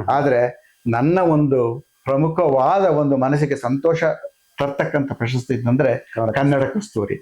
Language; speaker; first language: Kannada; non-native, local second language; Konkani